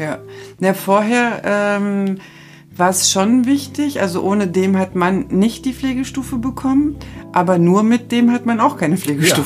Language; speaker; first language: German; native; German